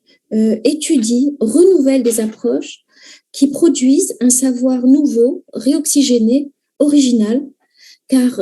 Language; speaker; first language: French; native; French